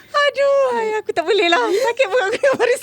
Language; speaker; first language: Malay; native; Malay